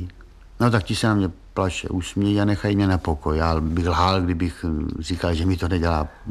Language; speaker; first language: Czech; native; Czech